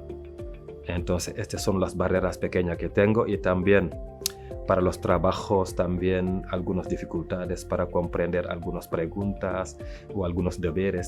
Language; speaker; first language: Spanish; non-native, local second language; French